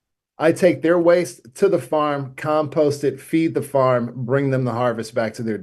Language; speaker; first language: English; native; English